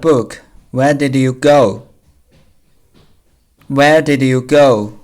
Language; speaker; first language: English; non-native, learner; Chinese